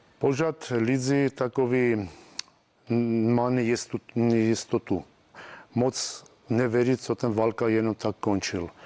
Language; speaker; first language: Czech; non-native, fluent; Armenian